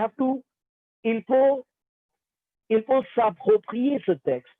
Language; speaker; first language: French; non-native, fluent; Hindi